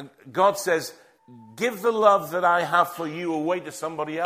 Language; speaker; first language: English; native; English